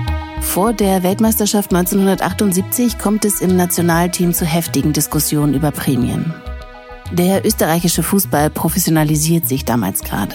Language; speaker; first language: German; native; German